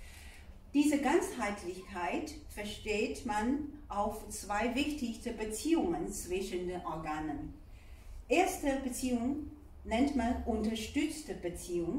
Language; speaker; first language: German; non-native, fluent; Chinese